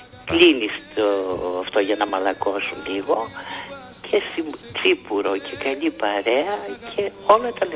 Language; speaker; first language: Greek; native; Greek